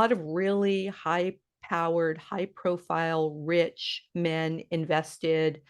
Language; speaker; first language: English; native; English